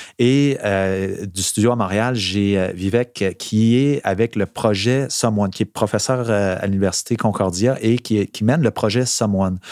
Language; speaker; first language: French; native; French